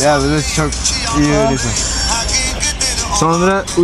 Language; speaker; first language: Turkish; non-native, learner; Uzbek